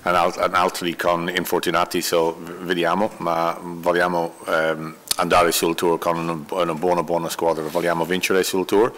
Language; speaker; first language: Italian; non-native, learner; English